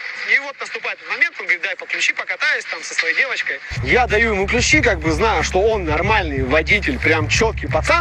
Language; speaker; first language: Russian; native; Russian